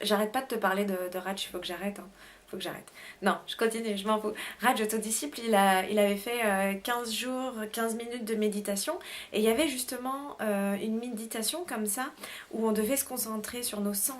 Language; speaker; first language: French; native; French